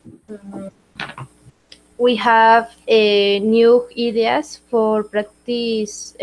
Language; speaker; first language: English; non-native, learner; Spanish